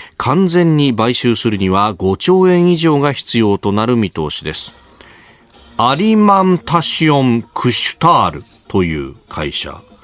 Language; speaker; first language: Japanese; native; Japanese